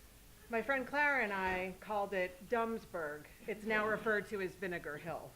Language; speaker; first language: English; native; English